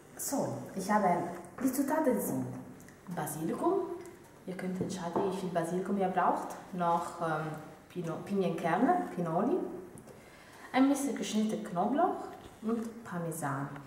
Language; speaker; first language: German; non-native, fluent; Italian